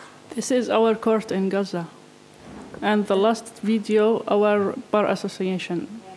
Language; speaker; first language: English; non-native, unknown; Arabic